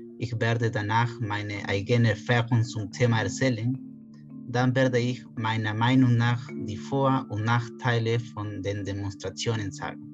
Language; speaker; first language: German; non-native, fluent; Spanish